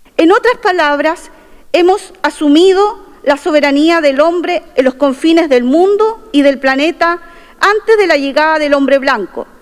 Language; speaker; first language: Spanish; non-native, local second language; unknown